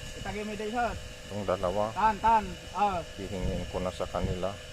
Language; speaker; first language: Filipino; non-native, local second language; Pangasinan